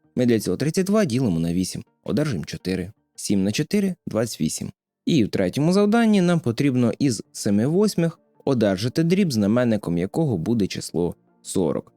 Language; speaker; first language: Ukrainian; native; Ukrainian